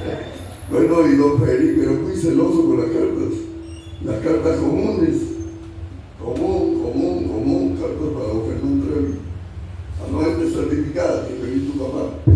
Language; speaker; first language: Spanish; native; Spanish